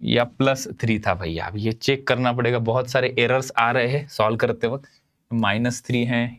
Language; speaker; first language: Hindi; non-native, local second language; Marathi